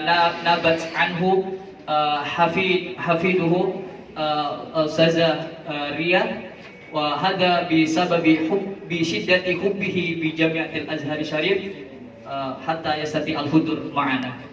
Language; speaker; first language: Arabic; non-native, fluent; Indonesian